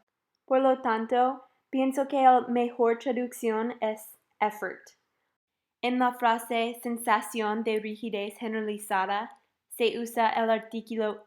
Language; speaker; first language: Spanish; non-native, fluent; English